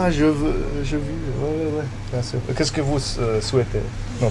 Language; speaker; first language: French; non-native, learner; Spanish